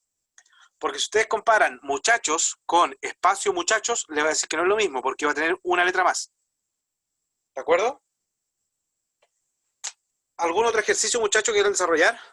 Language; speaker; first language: Spanish; native; Spanish